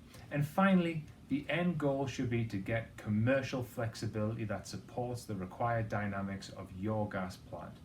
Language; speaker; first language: English; native; English